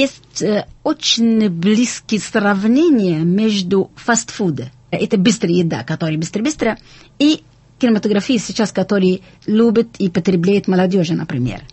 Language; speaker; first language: Russian; non-native, fluent; Arabic